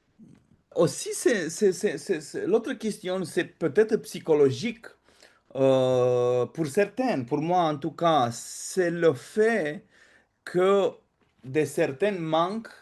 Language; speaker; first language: French; non-native, fluent; Romanian